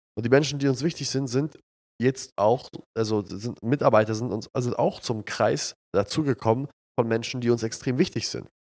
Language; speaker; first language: German; early bilingual, other home language; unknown